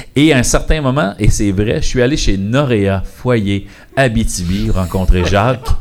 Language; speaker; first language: French; native; French